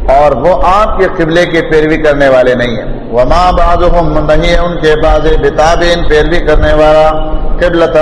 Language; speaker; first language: Urdu; non-native, local second language; Pashto